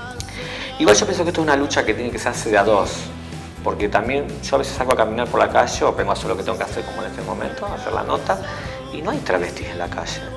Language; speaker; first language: Spanish; native; Spanish